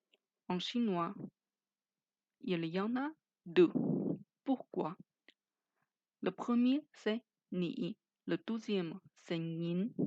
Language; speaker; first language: French; non-native, fluent; Chinese